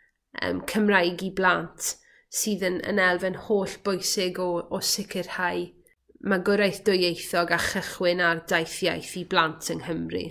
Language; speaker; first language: Welsh; native; Welsh